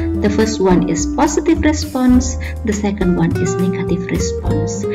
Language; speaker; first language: English; non-native, fluent; Indonesian